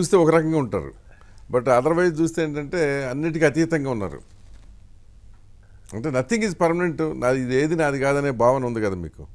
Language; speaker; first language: Telugu; native; Telugu